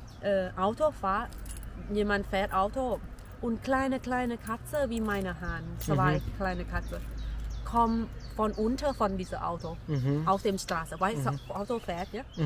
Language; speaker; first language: German; non-native, learner; Thai